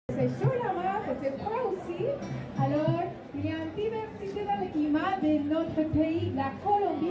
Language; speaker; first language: French; non-native, fluent; Spanish